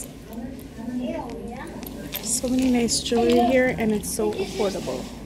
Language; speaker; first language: English; early bilingual, other home language; Spanish